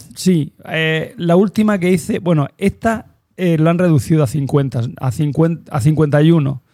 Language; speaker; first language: Spanish; native; Spanish